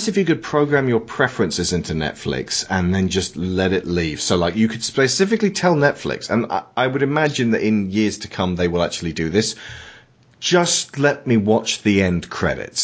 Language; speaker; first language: English; native; English